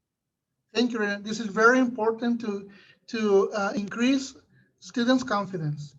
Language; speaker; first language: English; non-native, fluent; Spanish